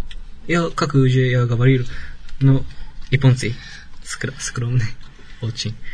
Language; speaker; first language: Russian; non-native, learner; Japanese